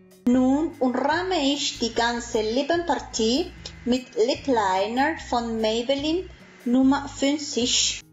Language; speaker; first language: German; non-native, fluent; Spanish